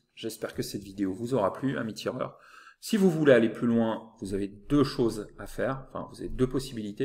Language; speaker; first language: French; native; French